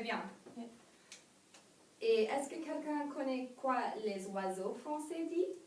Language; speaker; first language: French; non-native, learner; English